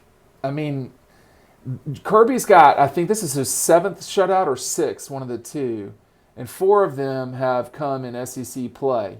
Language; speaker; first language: English; native; English